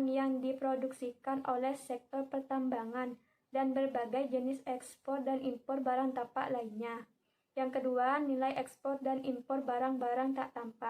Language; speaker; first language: Indonesian; native; Indonesian